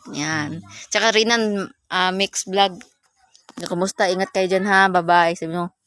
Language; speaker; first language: Filipino; non-native, local second language; Cebuano